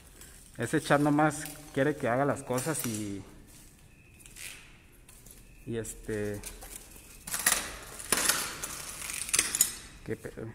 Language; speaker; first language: Spanish; native; Spanish